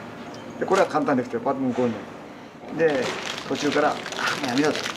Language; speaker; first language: Japanese; native; Japanese